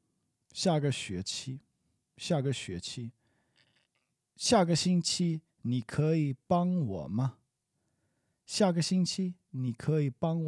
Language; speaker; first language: Chinese; non-native, learner; English